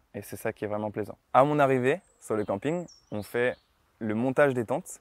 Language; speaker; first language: French; native; French